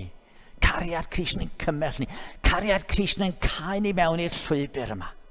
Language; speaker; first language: Welsh; native; Welsh